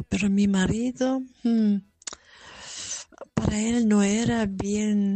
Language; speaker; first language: Spanish; non-native, fluent; German